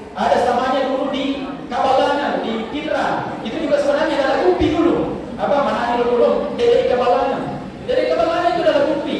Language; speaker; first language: Indonesian; non-native, local second language; Buginese